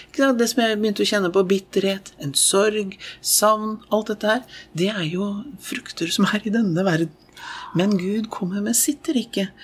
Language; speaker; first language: Norwegian; native; Norwegian